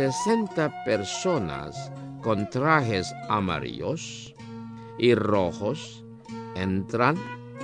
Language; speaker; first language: Spanish; non-native, fluent; Indonesian